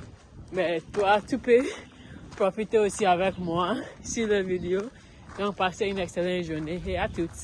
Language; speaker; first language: French; non-native, learner; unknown